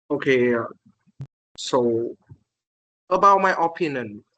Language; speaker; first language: English; non-native, learner; Vietnamese